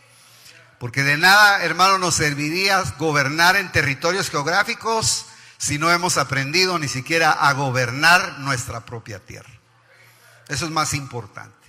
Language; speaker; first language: Spanish; native; Spanish